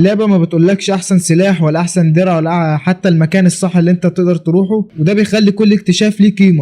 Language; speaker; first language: Arabic; native; Arabic